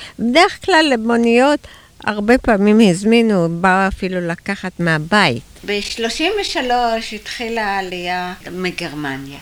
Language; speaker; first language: Hebrew; early bilingual, other home language; German